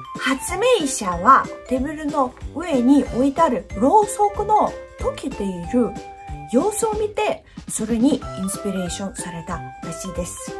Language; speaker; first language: Japanese; non-native, fluent; Russian